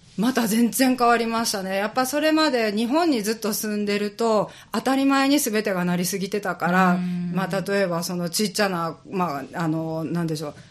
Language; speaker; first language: Japanese; native; Japanese